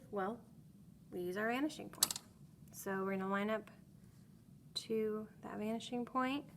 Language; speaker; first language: English; native; English